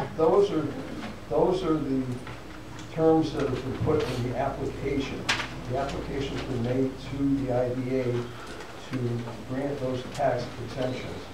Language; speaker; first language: English; native; English